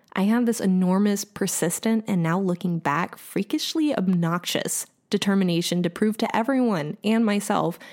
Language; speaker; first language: English; native; English